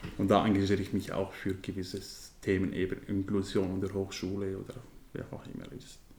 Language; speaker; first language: German; non-native, fluent; Kurdish